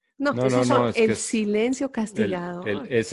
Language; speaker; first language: Spanish; native; Spanish